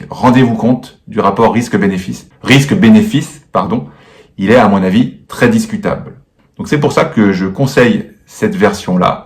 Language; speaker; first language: French; native; French